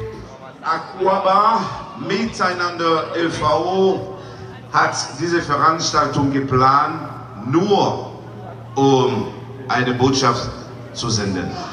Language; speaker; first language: German; non-native, fluent; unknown